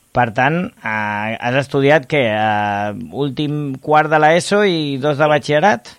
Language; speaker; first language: Catalan; native; Catalan